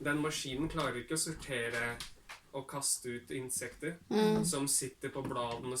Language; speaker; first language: Norwegian; non-native, fluent; Lithuanian